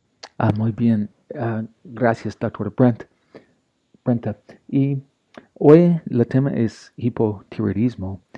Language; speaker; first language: Spanish; non-native, learner; English